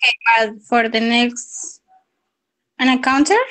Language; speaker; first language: English; non-native, learner; Spanish